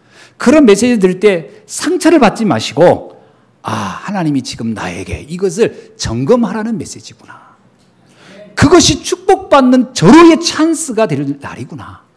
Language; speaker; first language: Korean; native; Korean